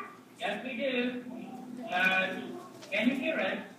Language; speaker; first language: English; non-native, fluent; Spanish